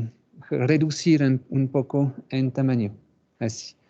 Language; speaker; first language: Spanish; non-native, fluent; French